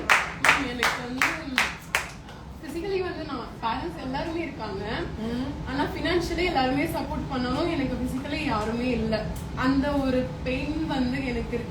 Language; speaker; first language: Tamil; native; Tamil